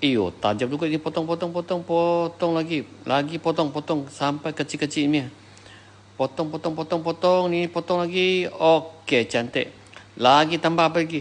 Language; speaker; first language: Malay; non-native, local second language; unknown